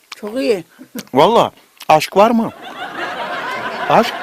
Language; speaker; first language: Turkish; native; Turkish